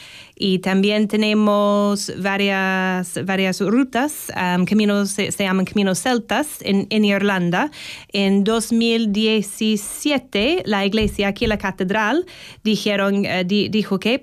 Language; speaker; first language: Spanish; non-native, fluent; English